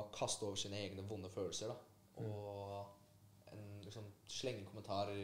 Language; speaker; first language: Norwegian; early bilingual, other home language; Polish